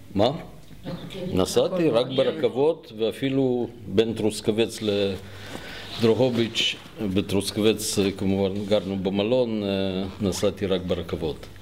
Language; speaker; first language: Hebrew; early bilingual, other home language; Russian